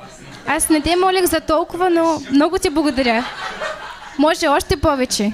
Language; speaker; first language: Bulgarian; non-native, fluent; Russian